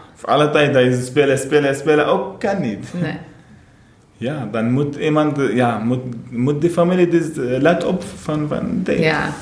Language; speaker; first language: Dutch; non-native, fluent; Arabic